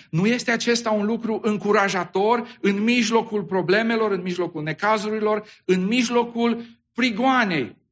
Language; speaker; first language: Romanian; native; Romanian